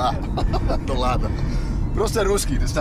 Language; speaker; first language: Russian; non-native, learner; English